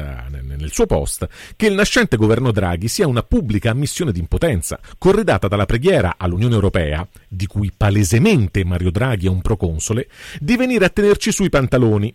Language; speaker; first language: Italian; native; Italian